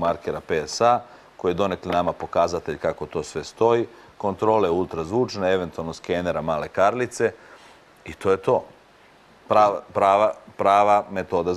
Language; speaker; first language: Croatian; native; Croatian